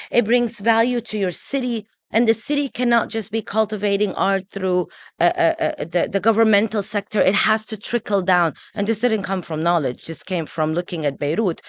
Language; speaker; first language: English; early bilingual, other home language; Arabic